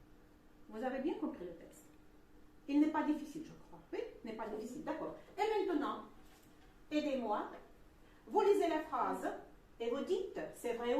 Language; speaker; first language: French; non-native, fluent; Russian